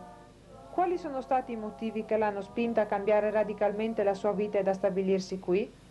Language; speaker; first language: Italian; native; Italian